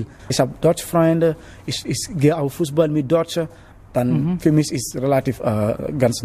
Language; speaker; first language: German; non-native, learner; Wolof